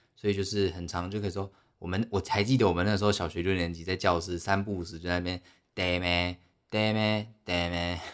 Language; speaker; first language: Chinese; native; Chinese